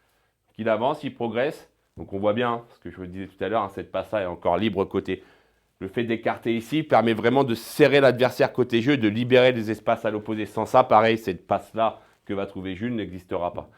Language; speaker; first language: French; native; French